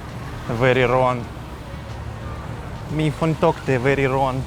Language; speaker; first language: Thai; non-native, learner; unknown